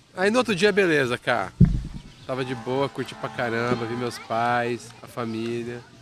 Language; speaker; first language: Portuguese; native; Portuguese